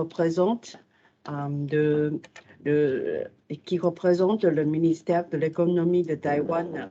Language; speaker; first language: French; non-native, fluent; Chinese